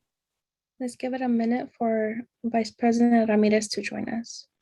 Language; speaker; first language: English; native; English